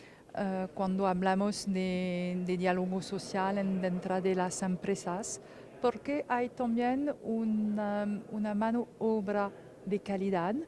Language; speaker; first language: Spanish; non-native, fluent; French